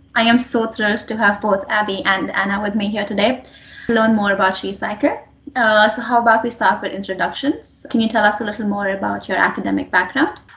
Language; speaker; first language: English; non-native, local second language; Hindi